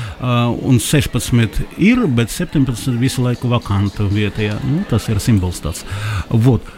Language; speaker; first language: Latvian; non-native, local second language; Russian